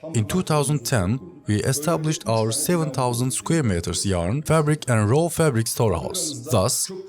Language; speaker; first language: English; non-native, fluent; Turkish